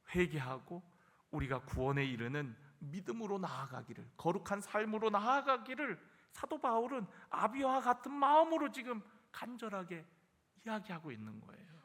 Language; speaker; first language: Korean; native; Korean